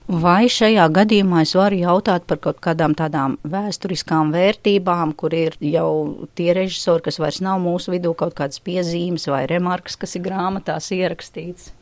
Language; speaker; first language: Latvian; native; Latvian